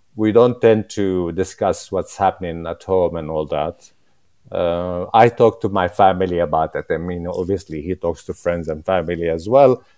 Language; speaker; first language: English; non-native, fluent; Arabic